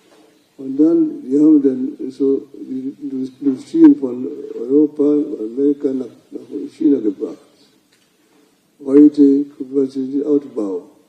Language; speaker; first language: German; non-native, fluent; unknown